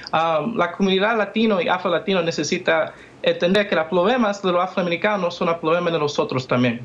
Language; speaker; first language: Spanish; early bilingual, heritage; English